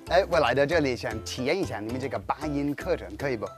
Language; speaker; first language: Chinese; non-native, fluent; English